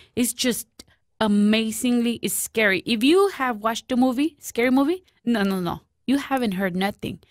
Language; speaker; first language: English; non-native, fluent; Spanish